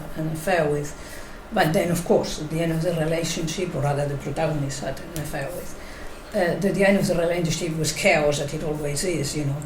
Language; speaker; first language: English; non-native, fluent; Catalan